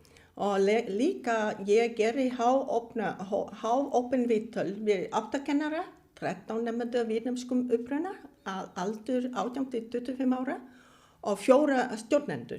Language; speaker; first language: Icelandic; non-native, fluent; Vietnamese